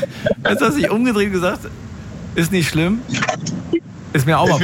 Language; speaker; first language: German; native; German